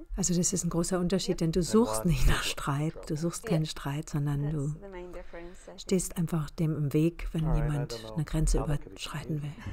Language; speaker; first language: German; native; German